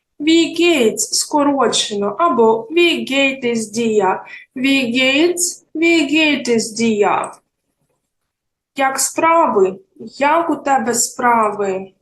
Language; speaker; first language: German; non-native, fluent; Ukrainian